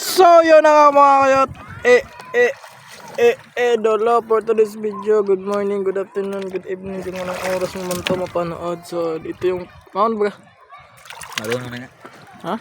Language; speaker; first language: Filipino; non-native, local second language; Masbatenyo